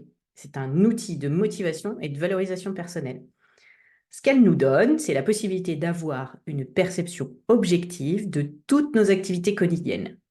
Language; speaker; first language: French; native; French